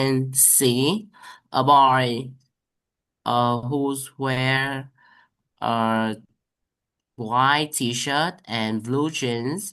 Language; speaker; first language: English; non-native, learner; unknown